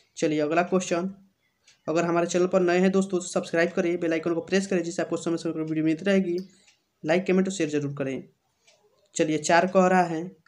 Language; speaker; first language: Hindi; native; Hindi